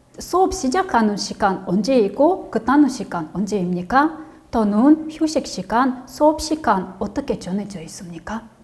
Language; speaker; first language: Korean; non-native, fluent; Russian